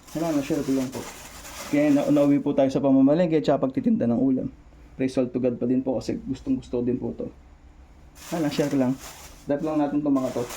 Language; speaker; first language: Filipino; native; Filipino